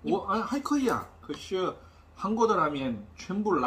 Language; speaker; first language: Chinese; non-native, learner; Korean